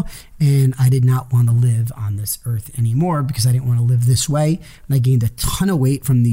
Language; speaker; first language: English; early bilingual, other home language; Hebrew